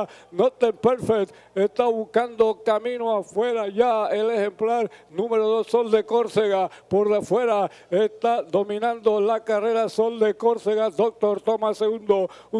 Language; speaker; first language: Spanish; native; Spanish